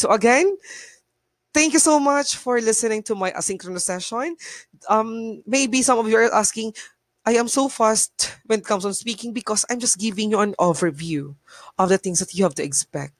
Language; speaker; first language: English; non-native, local second language; Bikol